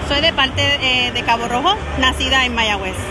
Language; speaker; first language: Spanish; native; Spanish